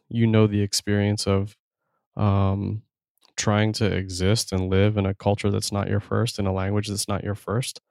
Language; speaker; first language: English; native; English